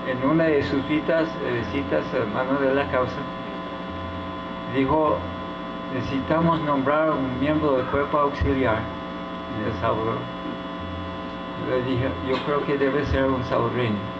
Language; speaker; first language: Spanish; non-native, fluent; English